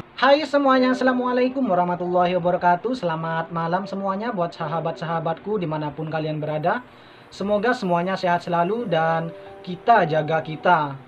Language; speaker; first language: Indonesian; non-native, local second language; Madurese